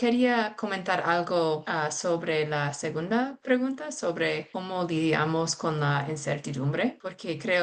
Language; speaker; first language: Spanish; non-native, fluent; English